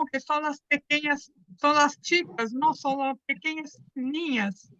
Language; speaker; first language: Spanish; non-native, fluent; Portuguese